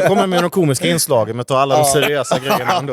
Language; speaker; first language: Swedish; native; Swedish